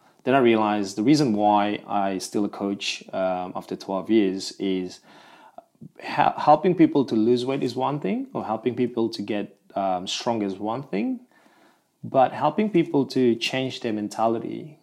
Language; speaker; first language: English; non-native, local second language; Malay